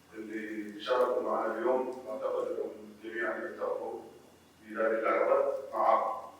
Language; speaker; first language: Arabic; native; Arabic